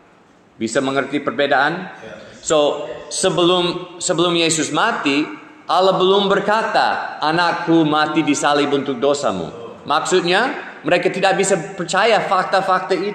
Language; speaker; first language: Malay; non-native, fluent; English